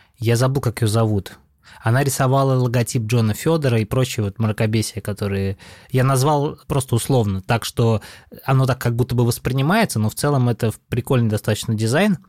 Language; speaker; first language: Russian; native; Russian